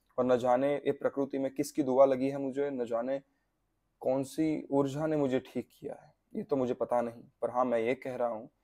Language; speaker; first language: Hindi; non-native, local second language; Gujarati